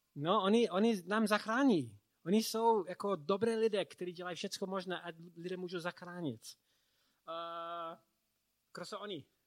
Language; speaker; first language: Czech; non-native, learner; English